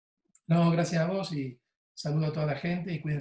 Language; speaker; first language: Spanish; native; Spanish